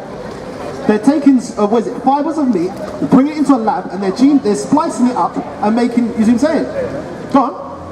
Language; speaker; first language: English; native; English